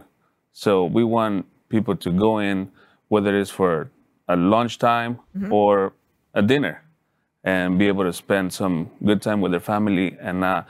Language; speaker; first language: English; non-native, fluent; Spanish